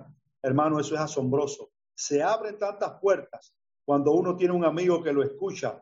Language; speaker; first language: Spanish; native; Spanish